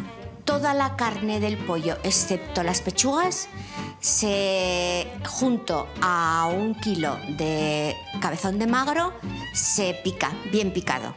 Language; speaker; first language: Spanish; native; Spanish